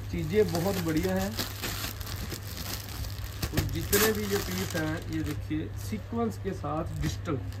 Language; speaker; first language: Hindi; non-native, local second language; Punjabi